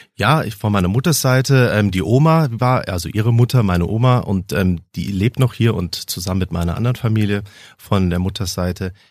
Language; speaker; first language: German; early bilingual, heritage; German